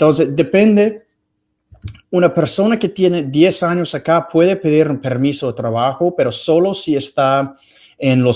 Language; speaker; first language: Spanish; non-native, fluent; English